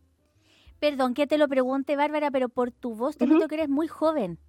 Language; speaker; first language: Spanish; native; Spanish